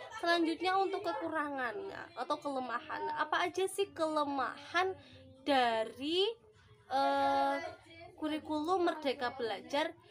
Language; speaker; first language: Indonesian; native; Indonesian